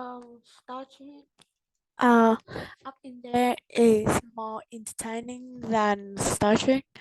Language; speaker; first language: English; non-native, learner; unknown